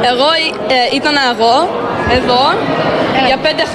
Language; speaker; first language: Greek; early bilingual, heritage; Greek